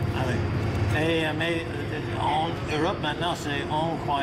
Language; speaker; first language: French; non-native, learner; English